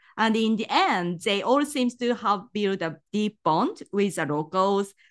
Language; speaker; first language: English; non-native, fluent; Japanese